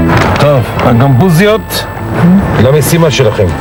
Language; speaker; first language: Hebrew; native; Hebrew